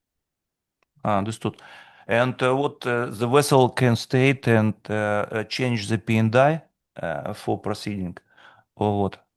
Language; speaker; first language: English; non-native, fluent; Russian